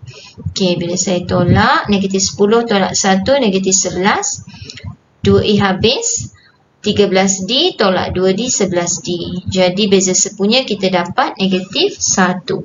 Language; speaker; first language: Malay; native; Malay